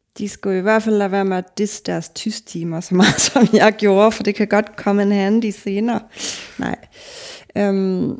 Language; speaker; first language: Danish; native; Danish